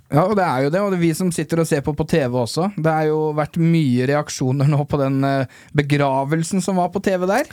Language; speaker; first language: Norwegian; native; Norwegian